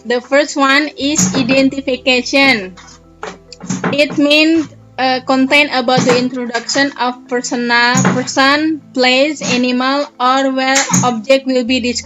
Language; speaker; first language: English; non-native, learner; Indonesian